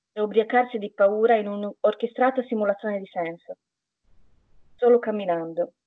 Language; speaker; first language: Italian; non-native, fluent; Bosnian